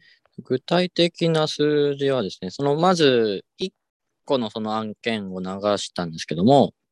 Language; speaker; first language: Japanese; native; Japanese